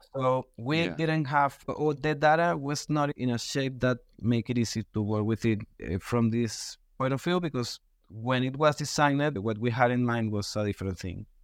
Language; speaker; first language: English; non-native, fluent; Spanish